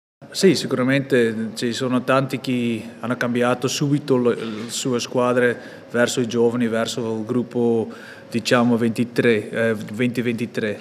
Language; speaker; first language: Italian; non-native, fluent; Afrikaans